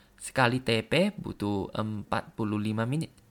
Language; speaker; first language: Indonesian; non-native, learner; Thai